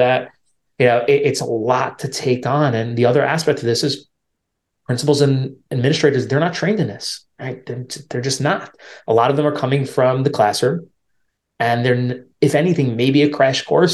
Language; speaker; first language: English; native; English